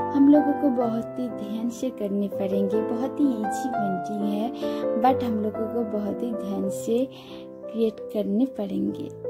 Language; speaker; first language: Hindi; non-native, local second language; Bangla